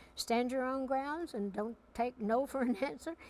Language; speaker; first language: English; native; English